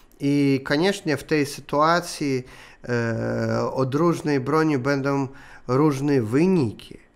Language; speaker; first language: Polish; non-native, learner; Russian